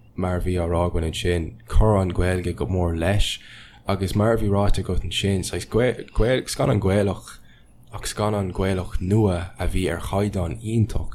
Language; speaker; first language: Irish; non-native, local second language; English